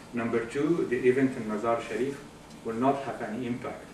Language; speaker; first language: English; non-native, fluent; Persian